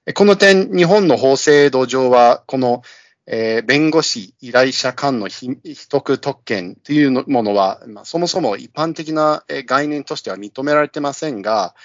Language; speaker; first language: Japanese; non-native, fluent; English